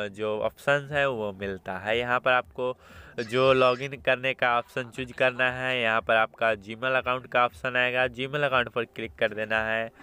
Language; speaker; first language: Hindi; native; Hindi